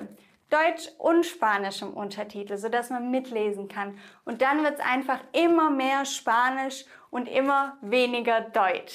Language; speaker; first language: German; native; German